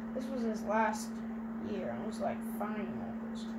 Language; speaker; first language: English; native; English